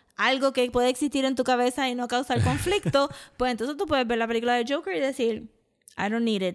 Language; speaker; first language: Spanish; early bilingual, heritage; Spanish